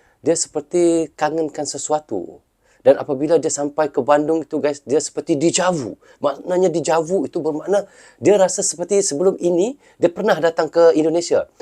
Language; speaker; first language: Malay; native; Malay